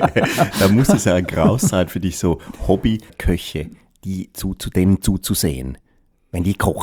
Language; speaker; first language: German; native; German